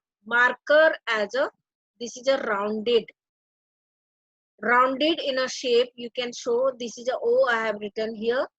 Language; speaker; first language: English; non-native, local second language; Hindi